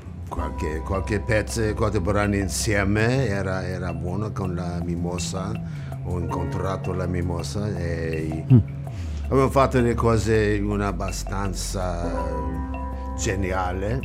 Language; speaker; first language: Italian; non-native, learner; English